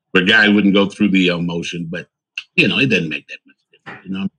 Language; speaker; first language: English; native; English